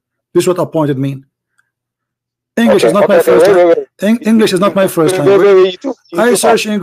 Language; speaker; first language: English; non-native, fluent; Arabic